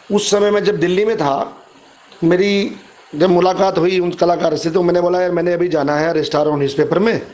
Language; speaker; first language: Hindi; native; Hindi